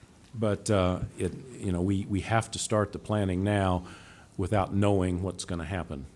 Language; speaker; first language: English; native; English